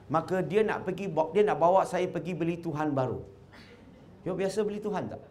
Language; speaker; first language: Malay; non-native, local second language; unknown